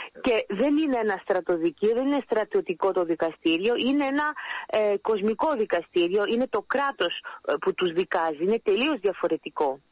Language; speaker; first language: Greek; early bilingual, heritage; Greek